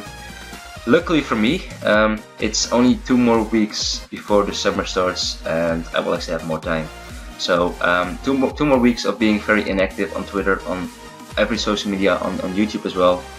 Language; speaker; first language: English; non-native, fluent; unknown